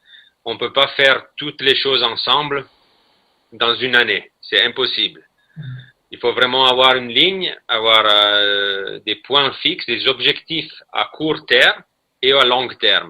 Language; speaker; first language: French; non-native, fluent; Italian